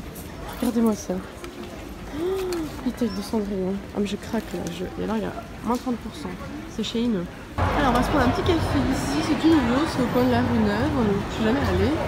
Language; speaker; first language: French; native; French